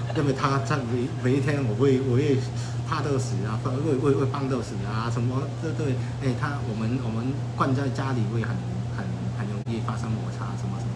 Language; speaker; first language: Chinese; non-native, fluent; Cantonese